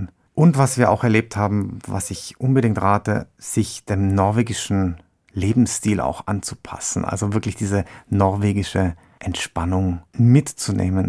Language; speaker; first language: German; native; German